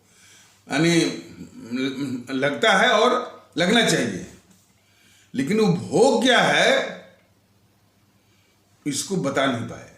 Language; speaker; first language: Hindi; native; Hindi